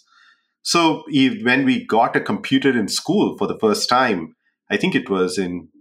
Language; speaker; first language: English; non-native, local second language; Hindi